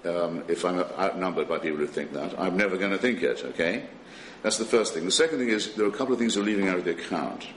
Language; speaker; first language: English; native; English